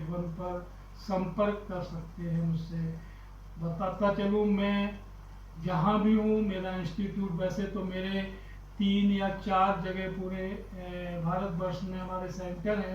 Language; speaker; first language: Hindi; native; Hindi